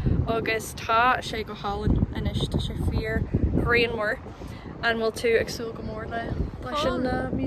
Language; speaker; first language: Irish; non-native, learner; English